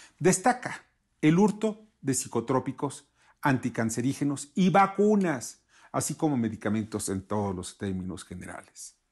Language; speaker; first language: Spanish; native; Spanish